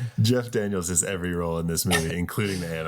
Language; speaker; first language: English; native; English